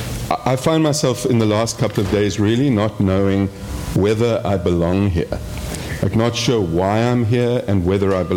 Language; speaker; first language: English; native; English